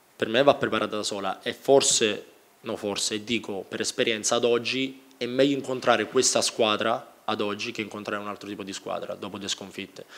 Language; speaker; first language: Italian; native; Italian